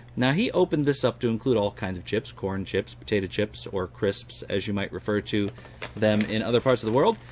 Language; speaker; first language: English; native; English